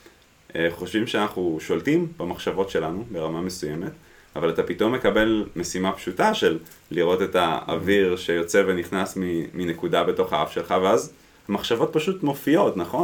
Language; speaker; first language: Hebrew; native; Hebrew